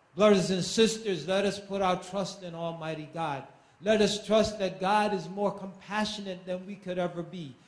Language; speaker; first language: English; native; English